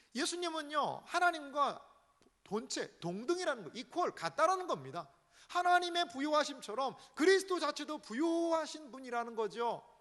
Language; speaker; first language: Korean; native; Korean